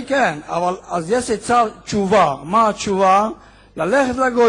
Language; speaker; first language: Hebrew; non-native, fluent; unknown